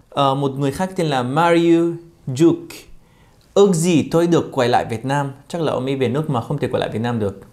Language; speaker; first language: Vietnamese; non-native, fluent; Arabic